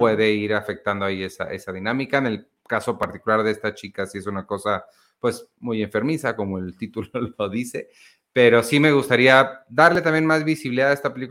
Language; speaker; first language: Spanish; native; Spanish